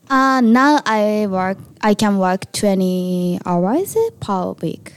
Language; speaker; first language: English; non-native, learner; Japanese